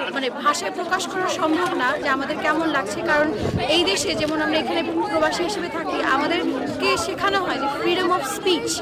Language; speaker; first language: Bangla; native; Bangla